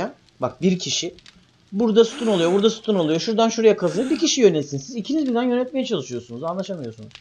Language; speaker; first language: Turkish; native; Turkish